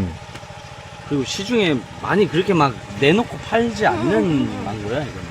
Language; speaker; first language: Korean; native; Korean